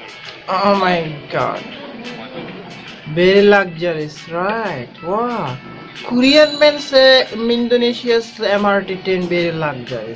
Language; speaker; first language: English; non-native, learner; Bangla